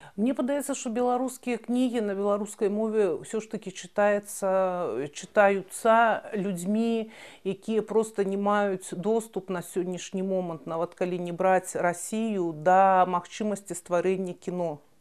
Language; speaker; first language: Belarusian; non-native, local second language; Russian